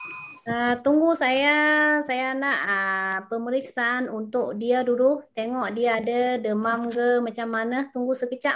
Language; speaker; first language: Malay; non-native, fluent; Vietnamese